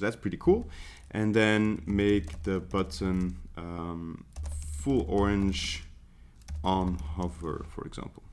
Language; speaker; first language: English; non-native, fluent; Dutch